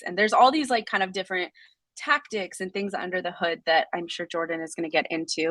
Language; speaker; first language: English; native; English